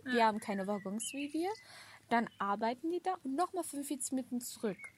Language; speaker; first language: German; native; German